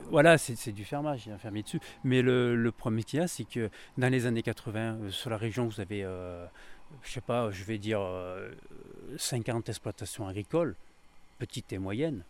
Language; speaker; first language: French; native; French